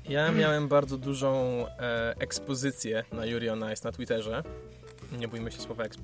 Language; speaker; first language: Polish; native; Polish